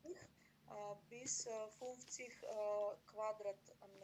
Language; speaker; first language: German; non-native, learner; Macedonian